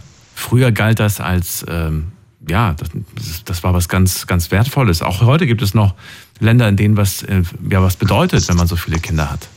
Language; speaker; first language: German; native; German